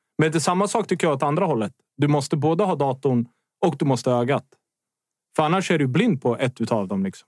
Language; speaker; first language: Swedish; early bilingual, other home language; Bosnian